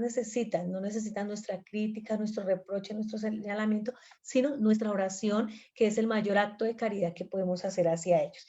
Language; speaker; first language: Spanish; native; Spanish